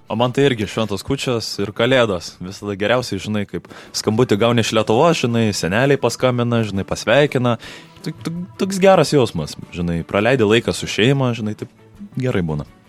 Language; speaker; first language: Lithuanian; early bilingual, heritage; Lithuanian